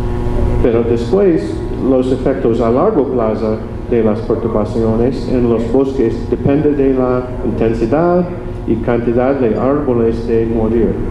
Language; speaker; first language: Spanish; non-native, learner; English